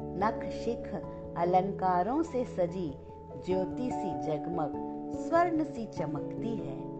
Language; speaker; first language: Hindi; non-native, local second language; Kannada